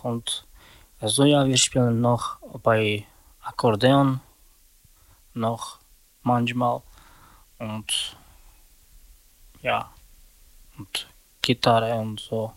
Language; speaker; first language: German; non-native, learner; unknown